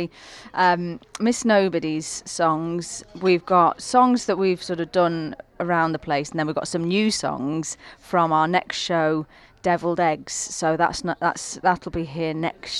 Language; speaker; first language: English; native; English